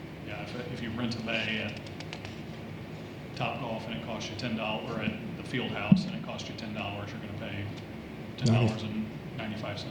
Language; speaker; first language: English; native; English